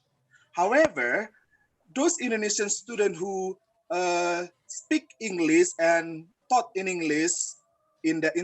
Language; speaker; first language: English; non-native, fluent; Indonesian